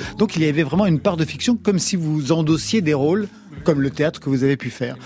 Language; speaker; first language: French; native; French